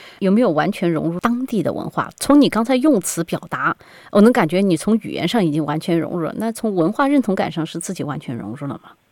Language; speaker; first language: Chinese; native; Chinese